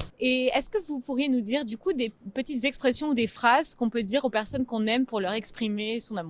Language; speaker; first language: French; native; French